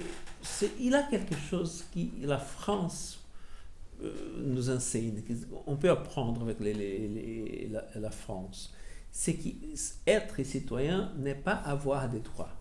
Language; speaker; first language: French; non-native, fluent; Portuguese